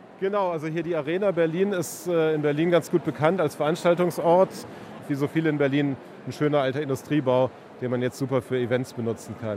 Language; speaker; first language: German; native; German